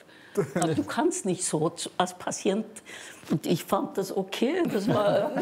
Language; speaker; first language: German; non-native, fluent; Norwegian